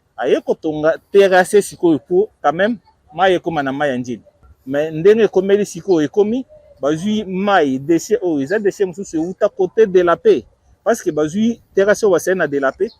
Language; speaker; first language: Lingala; native; Lingala